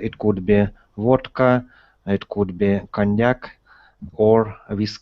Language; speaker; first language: English; non-native, learner; Russian